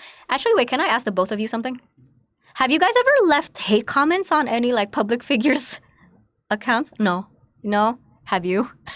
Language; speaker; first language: English; early bilingual, other home language; Indonesian